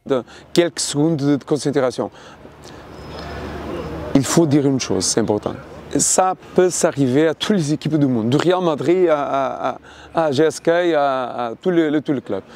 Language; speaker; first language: French; non-native, fluent; Portuguese